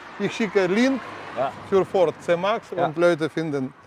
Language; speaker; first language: German; non-native, learner; Ukrainian